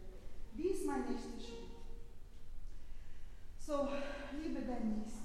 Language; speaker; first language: German; non-native, fluent; Russian